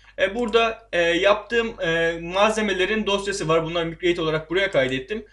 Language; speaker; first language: Turkish; native; Turkish